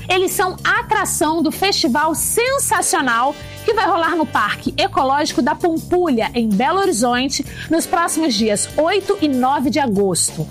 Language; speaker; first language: Portuguese; native; Portuguese